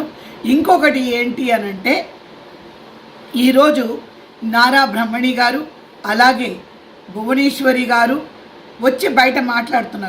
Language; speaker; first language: Telugu; native; Telugu